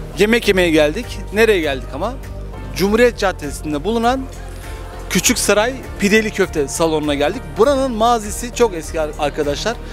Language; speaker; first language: Turkish; native; Turkish